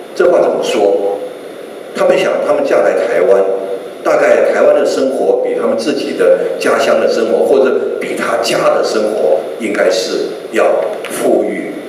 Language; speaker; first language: Chinese; native; Chinese